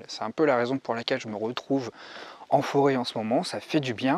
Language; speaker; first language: French; native; French